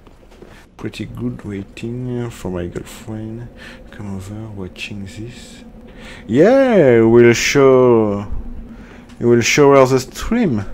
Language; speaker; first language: English; non-native, learner; French